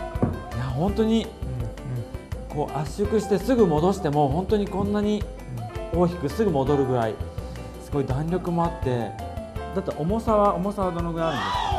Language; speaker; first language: Japanese; native; Japanese